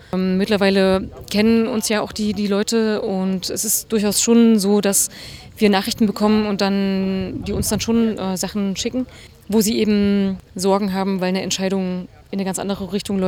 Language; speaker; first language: German; native; German